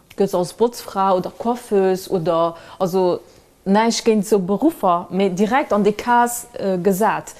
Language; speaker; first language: Luxembourgish; early bilingual, other home language; Kabuverdianu